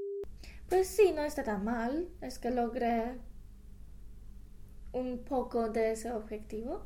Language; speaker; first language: Spanish; non-native, fluent; English